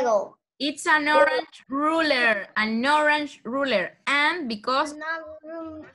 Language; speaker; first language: English; non-native, fluent; Spanish